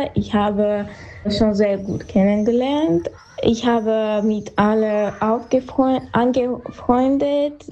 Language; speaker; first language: German; non-native, learner; Armenian